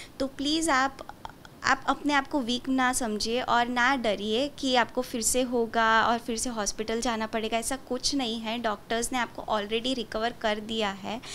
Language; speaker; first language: Hindi; non-native, local second language; Gujarati